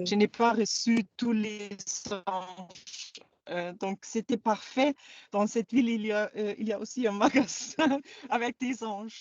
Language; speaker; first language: French; non-native, fluent; German